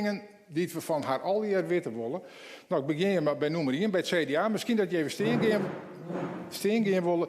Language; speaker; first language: Dutch; non-native, local second language; Western Frisian